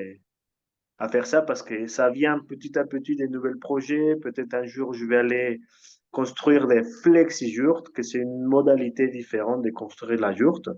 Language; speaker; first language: French; non-native, fluent; Spanish